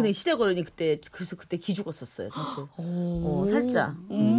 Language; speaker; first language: Korean; native; Korean